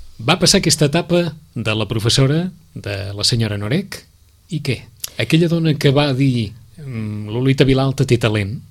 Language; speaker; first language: Catalan; native; Catalan